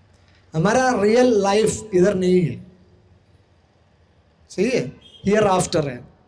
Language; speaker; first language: Hindi; non-native, local second language; Malayalam